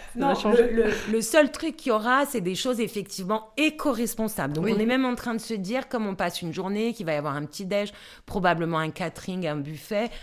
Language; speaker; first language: French; native; French